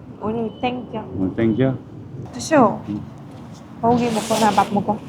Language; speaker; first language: Korean; non-native, learner; Vietnamese